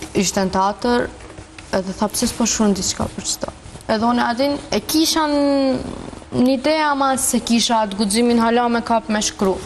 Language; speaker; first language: Albanian; non-native, local second language; Romany